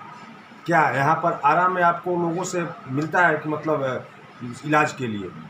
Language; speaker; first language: Hindi; native; Hindi